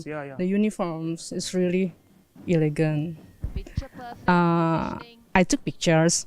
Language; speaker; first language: English; non-native, learner; Indonesian